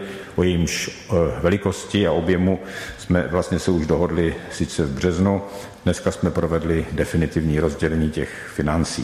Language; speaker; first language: Czech; native; Czech